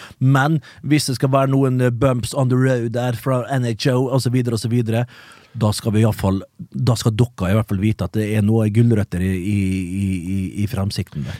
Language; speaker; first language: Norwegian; native; Norwegian